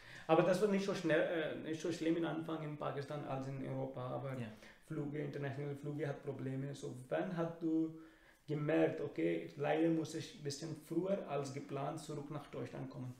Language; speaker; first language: German; non-native, learner; Urdu